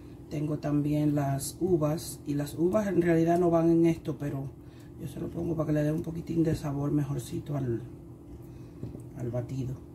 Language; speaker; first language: Spanish; native; Spanish